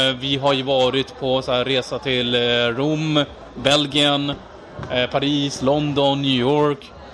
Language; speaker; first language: Swedish; non-native, fluent; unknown